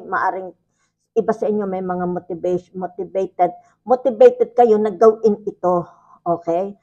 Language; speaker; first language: Filipino; native; Filipino